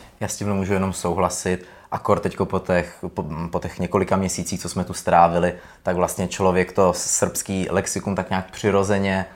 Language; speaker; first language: Czech; native; Czech